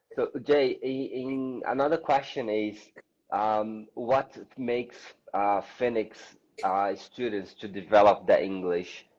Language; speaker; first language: English; non-native, fluent; Portuguese